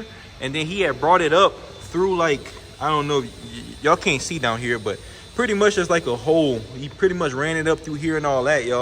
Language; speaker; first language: English; native; English